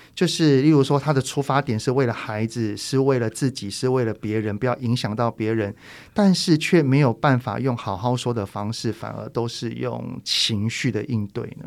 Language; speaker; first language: Chinese; native; Chinese